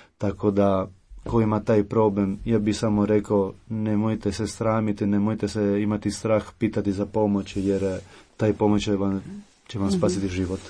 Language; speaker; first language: Croatian; non-native, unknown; Italian